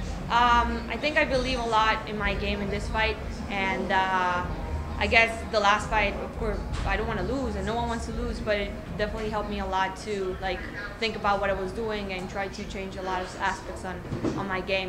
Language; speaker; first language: English; non-native, fluent; Spanish